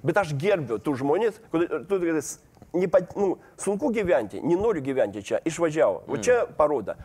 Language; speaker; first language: Lithuanian; non-native, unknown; Russian